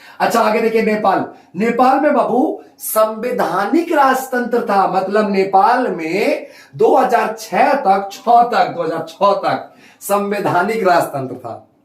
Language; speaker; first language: Hindi; native; Hindi